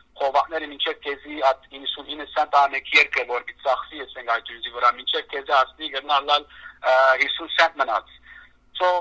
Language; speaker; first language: Armenian; native; Armenian